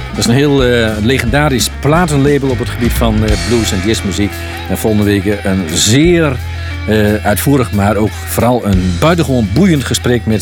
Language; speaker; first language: Dutch; native; Dutch